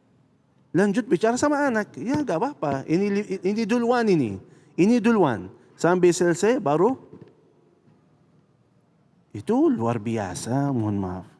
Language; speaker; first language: Indonesian; non-native, fluent; Arabic